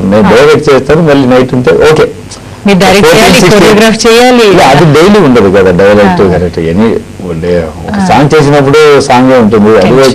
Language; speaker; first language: Telugu; non-native, learner; Tamil